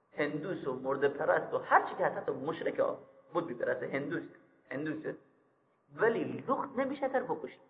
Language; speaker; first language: Persian; native; Persian